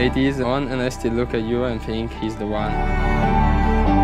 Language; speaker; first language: English; non-native, fluent; Italian